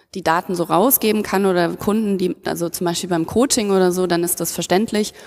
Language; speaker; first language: German; native; German